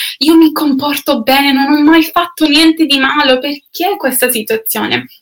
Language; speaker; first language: Italian; non-native, fluent; English